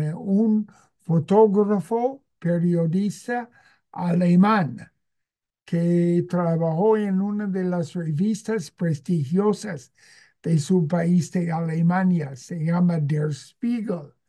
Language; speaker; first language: Spanish; non-native, fluent; English